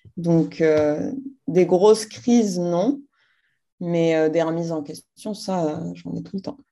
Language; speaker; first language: French; non-native, local second language; Arabic